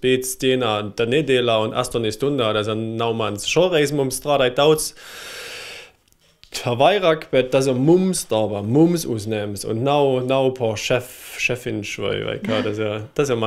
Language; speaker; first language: Latvian; non-native, learner; German